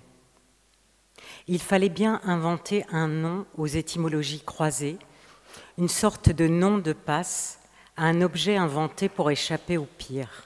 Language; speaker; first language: French; native; French